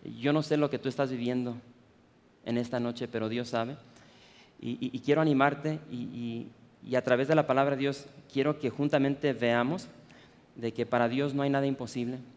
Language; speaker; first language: Spanish; early bilingual, heritage; Spanish